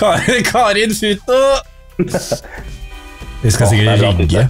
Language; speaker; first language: Norwegian; native; Norwegian